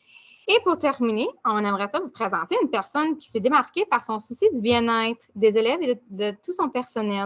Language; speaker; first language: French; native; French